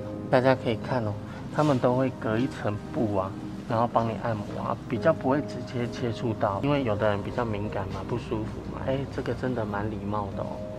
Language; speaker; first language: Chinese; non-native, fluent; Vietnamese